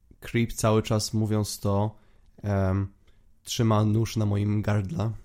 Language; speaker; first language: Polish; native; Polish